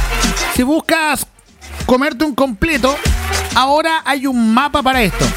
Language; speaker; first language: Spanish; native; Spanish